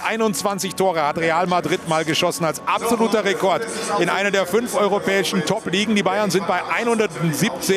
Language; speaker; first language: German; native; German